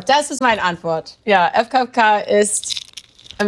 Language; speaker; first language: German; non-native, learner; English